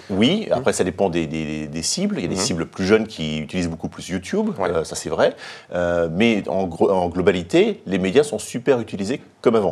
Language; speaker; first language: French; native; French